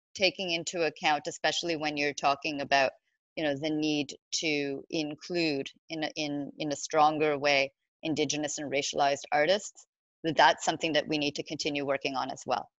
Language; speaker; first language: English; native; English